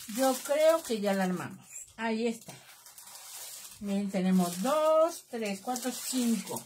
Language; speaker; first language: Spanish; native; Spanish